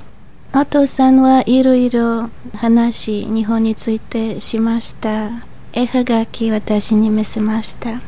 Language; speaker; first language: Japanese; non-native, fluent; Bulgarian